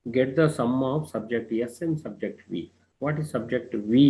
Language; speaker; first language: English; non-native, local second language; Kannada